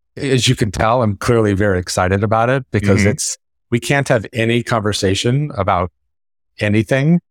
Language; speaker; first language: English; native; English